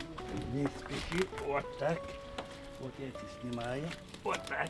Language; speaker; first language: Russian; non-native, local second language; Chechen